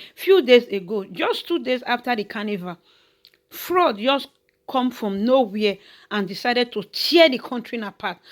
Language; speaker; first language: Nigerian Pidgin; native; Nigerian Pidgin